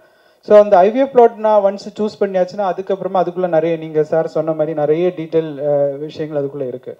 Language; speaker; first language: Tamil; non-native, fluent; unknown